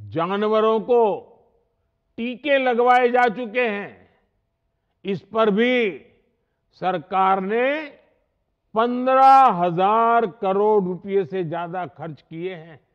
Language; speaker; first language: Hindi; non-native, local second language; Gujarati